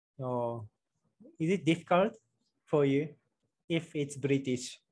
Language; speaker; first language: English; non-native, learner; Japanese